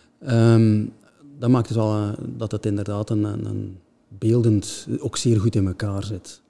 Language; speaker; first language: Dutch; native; Dutch